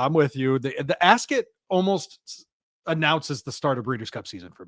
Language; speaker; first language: English; native; English